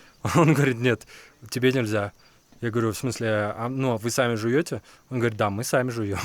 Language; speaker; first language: Russian; native; Russian